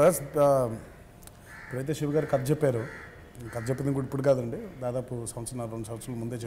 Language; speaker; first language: Telugu; native; Telugu